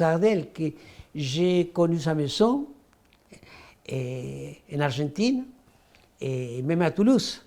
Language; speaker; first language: French; non-native, fluent; Spanish